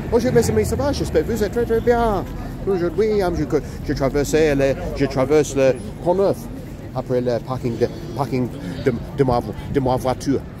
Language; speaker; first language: French; non-native, learner; English